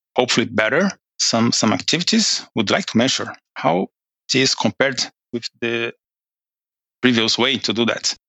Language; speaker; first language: English; non-native, fluent; Portuguese